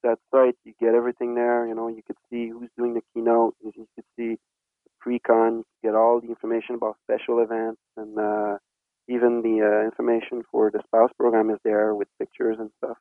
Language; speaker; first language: English; non-native, fluent; French